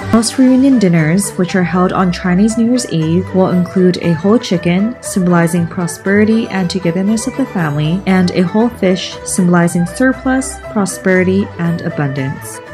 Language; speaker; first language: English; native; English